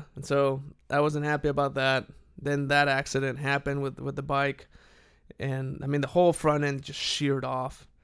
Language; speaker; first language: English; non-native, fluent; Spanish